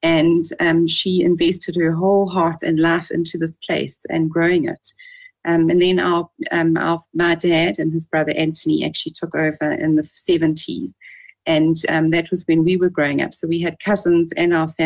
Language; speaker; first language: English; native; English